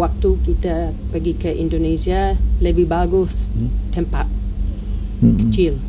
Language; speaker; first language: Indonesian; non-native, learner; English